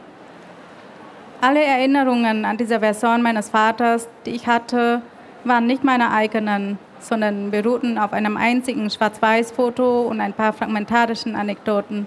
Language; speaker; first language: German; early bilingual, other home language; Vietnamese